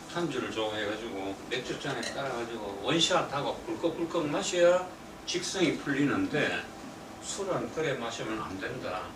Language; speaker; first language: Korean; native; Korean